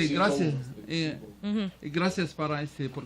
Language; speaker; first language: Spanish; non-native, learner; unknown